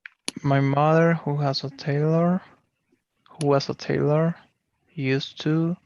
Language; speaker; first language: English; non-native, learner; Portuguese